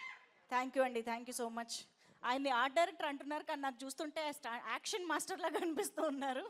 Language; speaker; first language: Telugu; native; Telugu